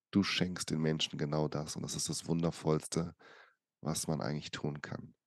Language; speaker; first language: German; early bilingual, other home language; Portuguese